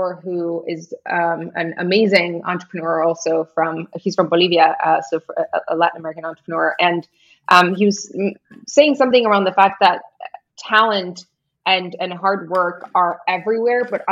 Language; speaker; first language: English; non-native, fluent; Spanish